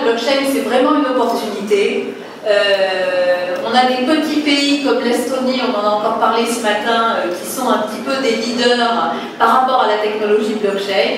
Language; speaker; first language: French; native; French